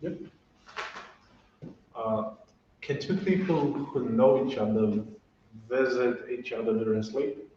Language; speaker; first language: English; non-native, fluent; Portuguese